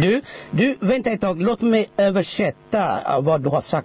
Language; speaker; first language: Swedish; non-native, fluent; Amharic